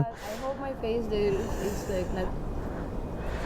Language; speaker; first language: English; non-native, learner; Russian